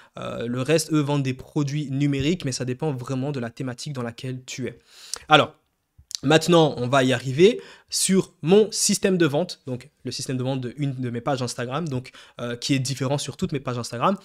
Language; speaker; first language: French; native; French